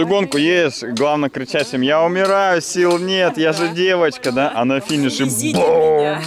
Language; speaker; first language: Russian; native; Russian